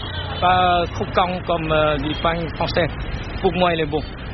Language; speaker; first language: French; non-native, fluent; Vietnamese